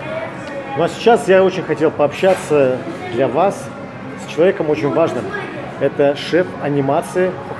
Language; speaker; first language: Russian; native; Russian